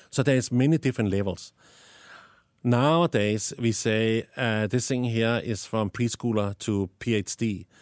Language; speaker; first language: English; non-native, fluent; Danish